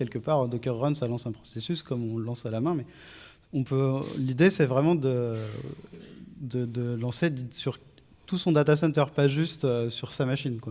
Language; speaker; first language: French; native; French